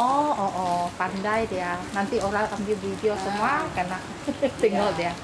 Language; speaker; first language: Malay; non-native, local second language; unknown